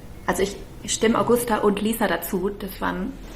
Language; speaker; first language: German; native; German